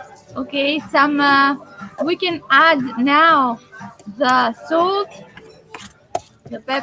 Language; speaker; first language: English; non-native, fluent; Greek